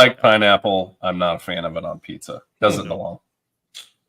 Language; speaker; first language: English; native; English